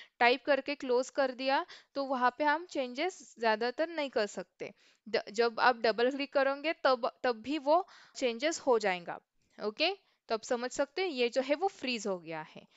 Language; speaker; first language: Hindi; non-native, local second language; Marathi